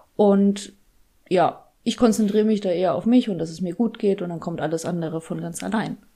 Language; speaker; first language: German; early bilingual, other home language; Polish